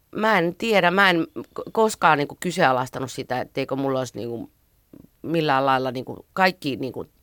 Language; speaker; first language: Finnish; native; Finnish